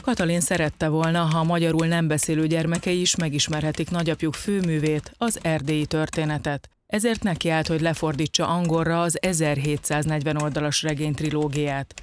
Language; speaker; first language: Hungarian; native; Hungarian